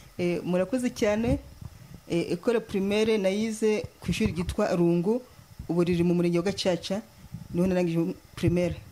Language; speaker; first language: Kinyarwanda; native; Kinyarwanda